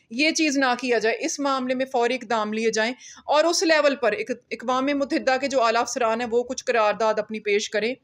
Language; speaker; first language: Urdu; native; Urdu